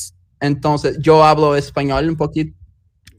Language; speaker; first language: Spanish; non-native, learner; Portuguese